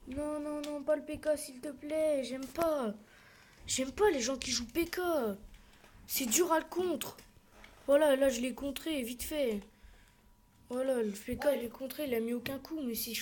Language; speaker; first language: French; native; French